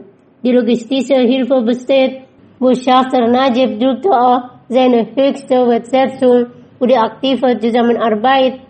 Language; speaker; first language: German; non-native, fluent; Indonesian